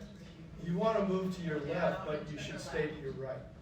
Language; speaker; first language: English; native; English